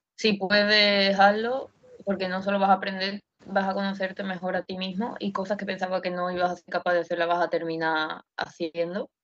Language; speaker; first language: Spanish; native; Spanish